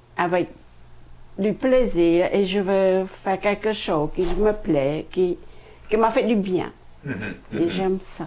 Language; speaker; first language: French; non-native, fluent; Khmer